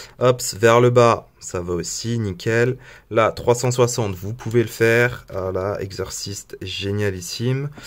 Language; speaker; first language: French; native; French